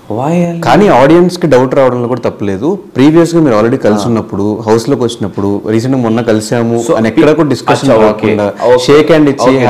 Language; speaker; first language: Telugu; native; Telugu